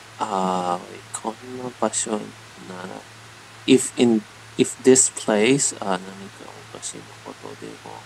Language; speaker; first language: Japanese; non-native, learner; English